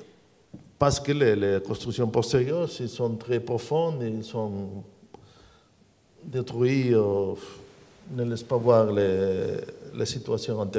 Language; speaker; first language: French; non-native, learner; Spanish